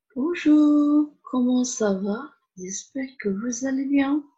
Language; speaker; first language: French; non-native, fluent; Indonesian